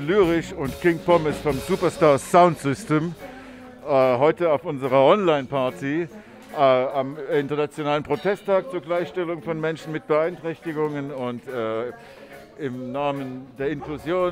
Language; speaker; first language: German; native; German